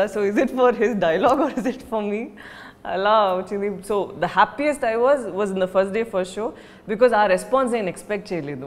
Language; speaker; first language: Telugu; non-native, learner; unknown